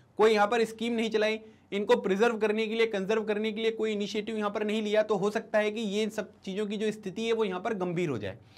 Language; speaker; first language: Hindi; native; Hindi